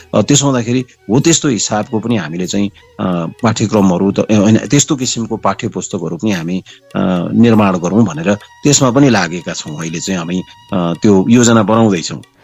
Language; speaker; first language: Nepali; native; Nepali